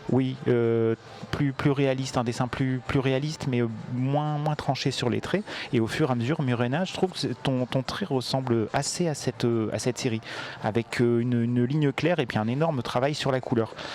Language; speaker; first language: French; native; French